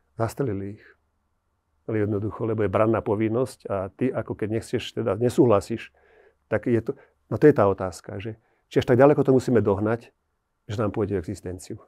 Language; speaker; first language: Slovak; native; Slovak